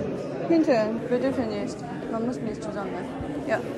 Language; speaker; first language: German; non-native, learner; Korean